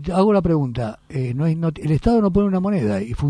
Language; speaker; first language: Spanish; native; Spanish